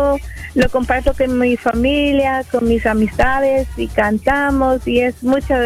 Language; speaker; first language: Spanish; early bilingual, heritage; Spanish